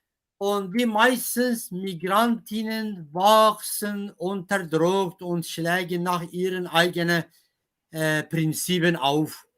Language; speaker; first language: German; non-native, fluent; Kurdish